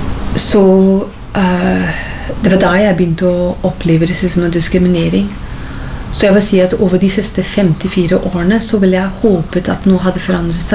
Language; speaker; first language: Norwegian; non-native, fluent; English